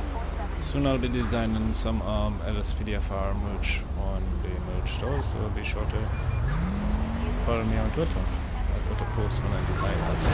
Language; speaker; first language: English; native; English